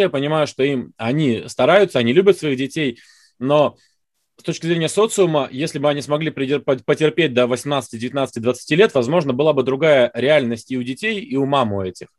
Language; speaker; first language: Russian; native; Russian